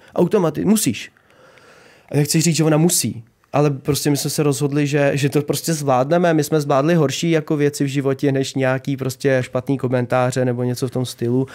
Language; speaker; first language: Czech; early bilingual, other home language; Ukrainian